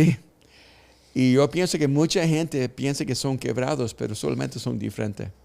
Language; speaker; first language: Spanish; early bilingual, heritage; Spanish